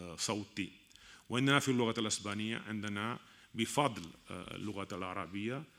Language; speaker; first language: Arabic; non-native, fluent; Catalan